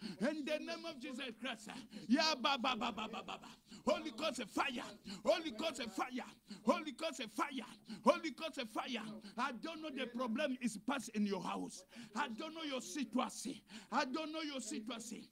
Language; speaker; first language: English; non-native, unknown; Lingala